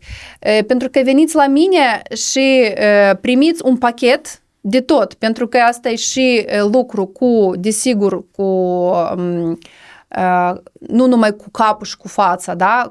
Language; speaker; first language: Romanian; non-native, local second language; Russian